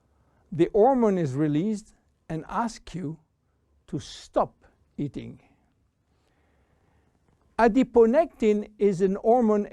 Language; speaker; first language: English; non-native, fluent; French